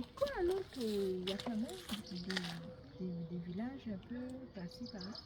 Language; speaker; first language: French; non-native, local second language; Malagasy